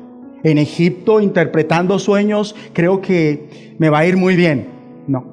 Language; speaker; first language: Spanish; native; Spanish